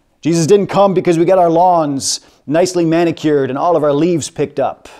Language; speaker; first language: English; native; English